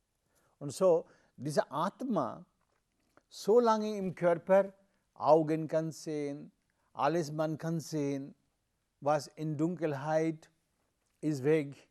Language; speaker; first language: German; non-native, learner; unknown